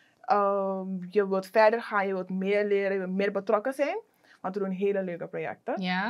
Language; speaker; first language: Dutch; native; Dutch